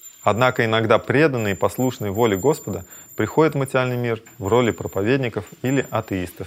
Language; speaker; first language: Russian; native; Russian